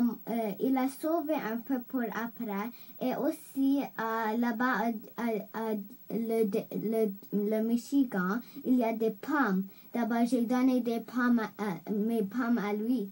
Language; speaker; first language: French; non-native, local second language; English